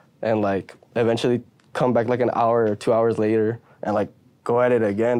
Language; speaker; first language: English; early bilingual, other home language; Spanish